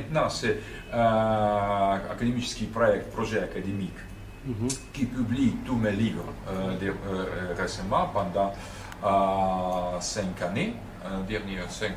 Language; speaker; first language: French; non-native, fluent; Russian